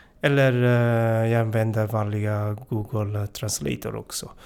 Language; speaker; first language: Swedish; non-native, learner; Italian